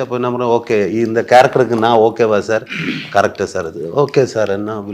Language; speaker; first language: Tamil; non-native, learner; Malayalam